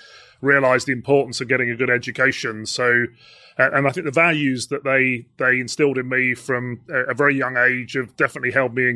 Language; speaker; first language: English; native; English